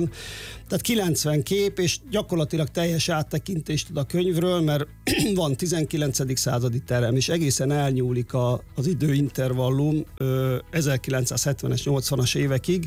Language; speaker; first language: Hungarian; native; Hungarian